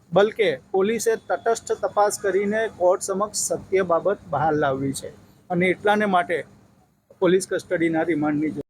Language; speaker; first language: Gujarati; native; Gujarati